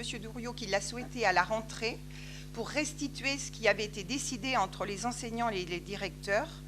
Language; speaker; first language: French; native; French